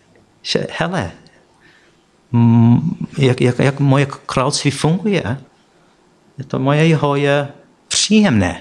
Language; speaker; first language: Czech; non-native, fluent; English